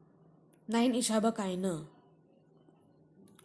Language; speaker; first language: German; non-native, fluent; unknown